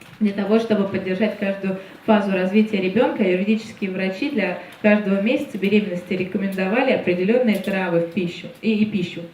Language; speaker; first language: Russian; native; Russian